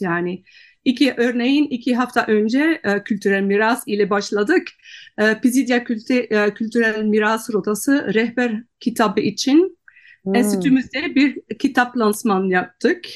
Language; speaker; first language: Turkish; non-native, fluent; Dutch